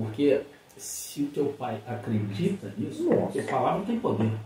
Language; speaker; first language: Portuguese; native; Portuguese